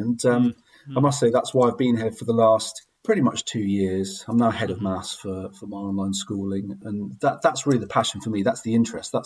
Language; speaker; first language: English; native; English